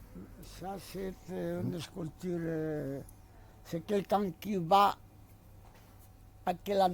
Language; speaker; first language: French; non-native, fluent; Spanish